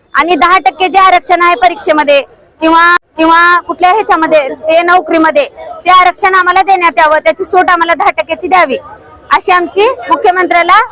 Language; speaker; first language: Marathi; native; Marathi